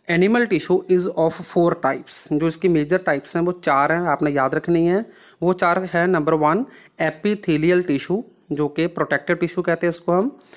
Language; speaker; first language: Hindi; non-native, local second language; Punjabi